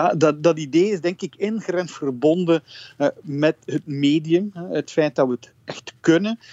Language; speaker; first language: Dutch; native; Dutch